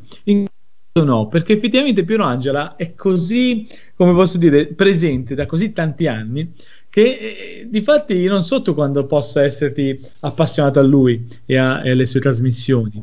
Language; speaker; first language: Italian; native; Italian